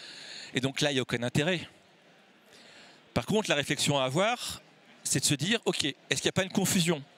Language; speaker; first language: French; native; French